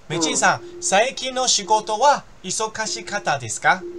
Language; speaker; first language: Japanese; non-native, fluent; Chinese